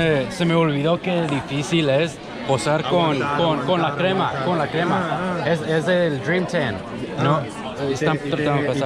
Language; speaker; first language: Spanish; early bilingual, heritage; Spanish